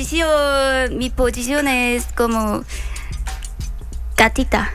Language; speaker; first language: Spanish; non-native, learner; Korean